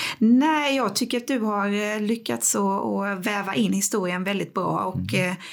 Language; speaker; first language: Swedish; native; Swedish